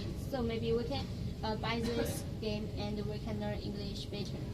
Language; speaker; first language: English; non-native, learner; Chinese